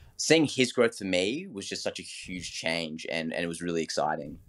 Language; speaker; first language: English; native; English